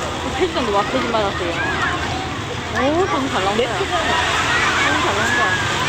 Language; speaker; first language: Korean; native; Korean